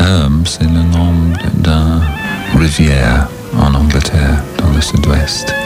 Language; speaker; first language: French; non-native, learner; English